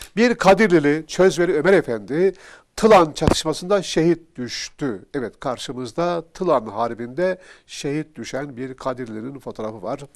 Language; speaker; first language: Turkish; native; Turkish